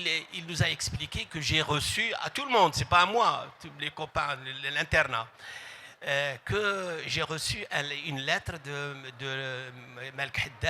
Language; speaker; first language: French; non-native, local second language; Arabic